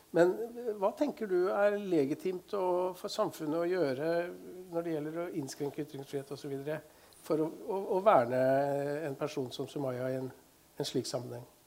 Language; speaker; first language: Norwegian; native; Norwegian